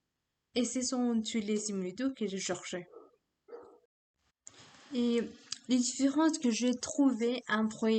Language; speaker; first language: French; non-native, learner; Spanish